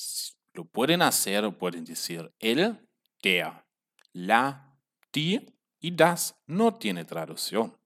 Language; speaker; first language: Spanish; non-native, fluent; German